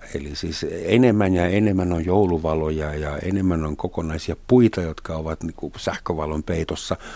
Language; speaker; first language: Finnish; non-native, fluent; German